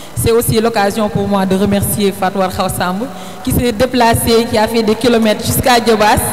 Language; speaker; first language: French; non-native, local second language; Wolof